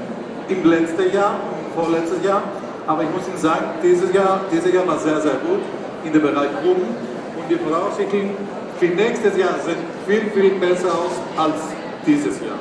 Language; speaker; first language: German; non-native, fluent; Greek